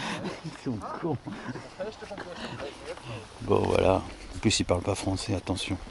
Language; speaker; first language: French; native; French